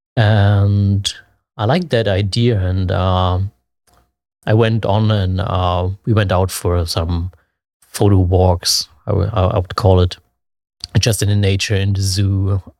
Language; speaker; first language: English; non-native, fluent; German